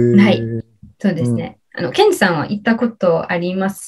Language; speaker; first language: Japanese; non-native, learner; English